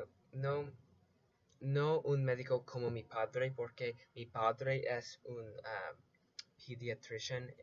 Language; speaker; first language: Spanish; non-native, learner; English